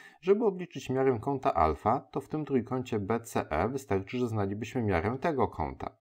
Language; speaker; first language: Polish; native; Polish